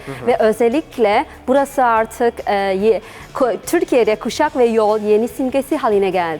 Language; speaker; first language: Turkish; non-native, learner; Chinese